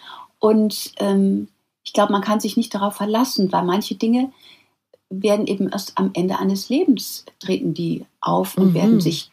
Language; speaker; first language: German; native; German